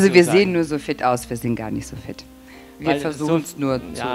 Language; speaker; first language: German; native; German